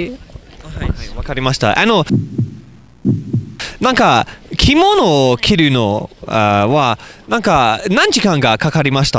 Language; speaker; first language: Japanese; non-native, learner; English